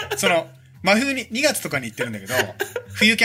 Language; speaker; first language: Japanese; native; Japanese